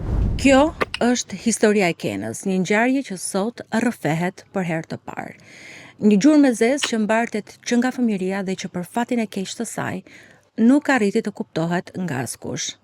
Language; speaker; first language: Albanian; native; Albanian